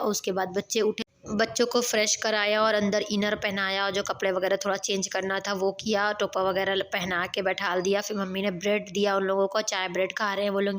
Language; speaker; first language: Hindi; native; Hindi